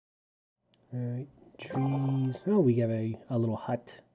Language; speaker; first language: English; native; English